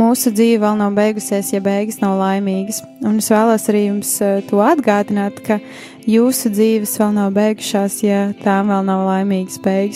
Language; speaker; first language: Latvian; native; Latvian